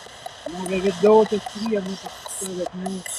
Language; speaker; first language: French; native; French